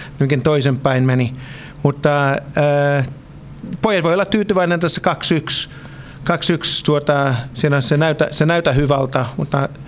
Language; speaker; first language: Finnish; non-native, fluent; English